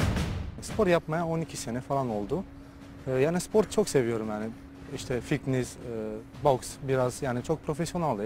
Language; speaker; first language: Turkish; non-native, fluent; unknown